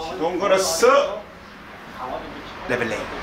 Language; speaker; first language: Korean; native; Korean